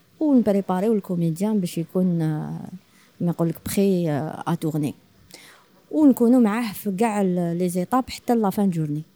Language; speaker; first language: French; non-native, local second language; Arabic